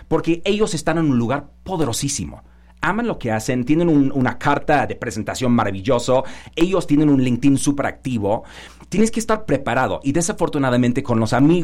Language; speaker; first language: Spanish; non-native, fluent; English